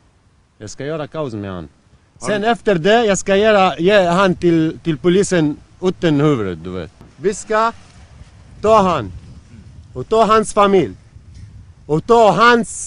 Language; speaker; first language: Swedish; non-native, learner; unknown